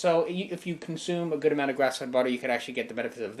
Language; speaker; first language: English; native; English